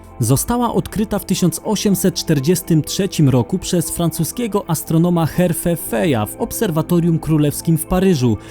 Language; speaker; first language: Polish; native; Polish